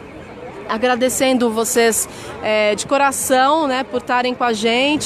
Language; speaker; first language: Portuguese; native; Portuguese